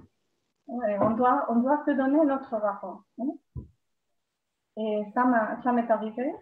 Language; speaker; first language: French; non-native, fluent; Spanish